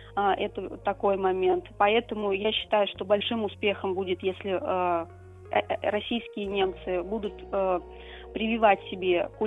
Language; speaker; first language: Russian; native; Russian